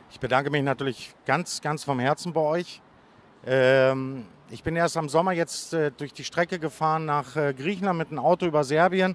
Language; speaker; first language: German; early bilingual, other home language; Greek